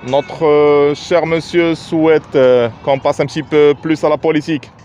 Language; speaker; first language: French; non-native, local second language; Arabic